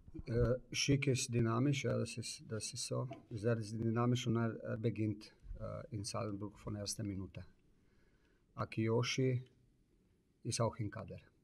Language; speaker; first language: German; non-native, learner; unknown